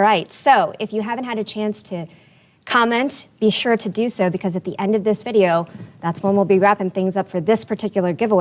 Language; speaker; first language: English; native; English